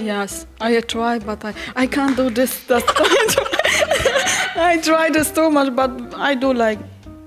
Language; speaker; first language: English; non-native, learner; German